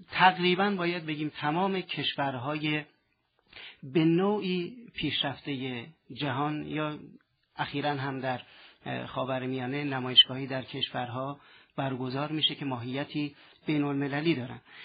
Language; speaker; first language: Persian; native; Persian